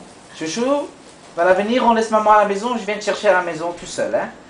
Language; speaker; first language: French; native; French